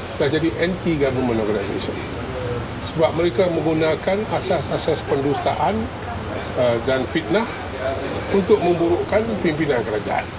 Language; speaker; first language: Malay; native; Malay